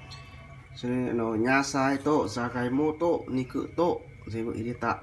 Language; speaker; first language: Japanese; non-native, learner; Vietnamese